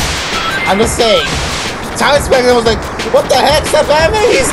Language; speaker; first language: English; native; English